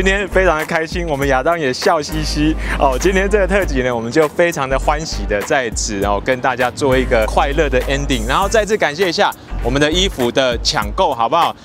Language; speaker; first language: Chinese; native; Chinese